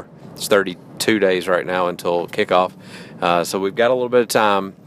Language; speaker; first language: English; native; English